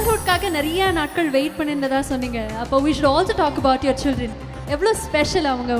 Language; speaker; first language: Tamil; native; Tamil